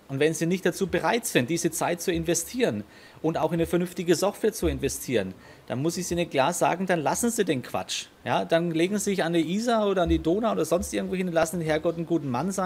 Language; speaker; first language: German; native; German